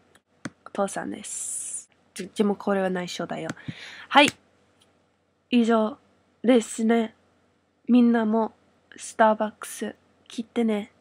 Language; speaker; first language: Japanese; non-native, learner; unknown